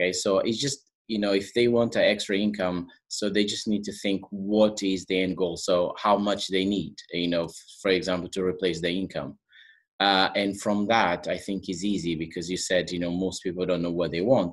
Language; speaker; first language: English; non-native, fluent; Portuguese